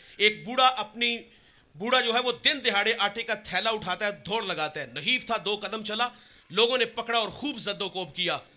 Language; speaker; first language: Urdu; non-native, local second language; Punjabi